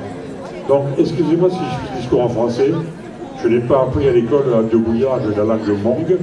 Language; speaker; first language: French; native; French